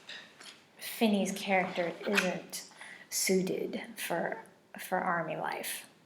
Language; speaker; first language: English; native; English